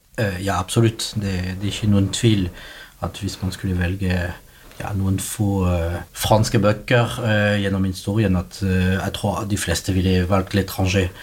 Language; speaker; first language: Norwegian; non-native, fluent; French